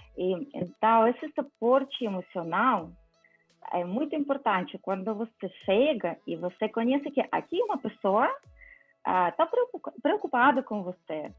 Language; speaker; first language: Portuguese; non-native, fluent; Ukrainian